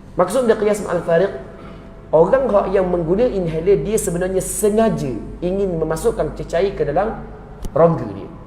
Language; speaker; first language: Malay; native; Malay